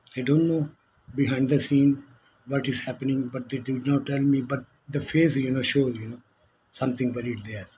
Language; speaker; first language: English; non-native, local second language; Urdu